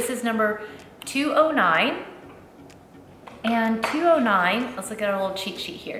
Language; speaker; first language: English; native; English